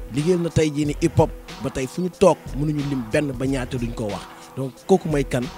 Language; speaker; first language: French; non-native, local second language; Wolof